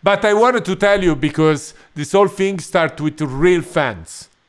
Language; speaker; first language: English; non-native, fluent; Italian